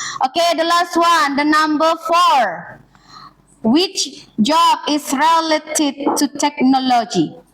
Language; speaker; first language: English; non-native, learner; Indonesian